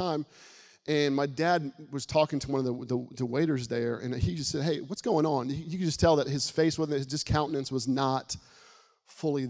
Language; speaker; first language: English; native; English